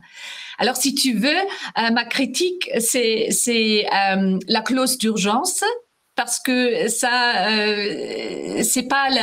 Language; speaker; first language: French; non-native, fluent; German